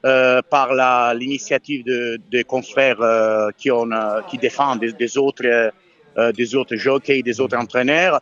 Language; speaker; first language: French; non-native, fluent; Italian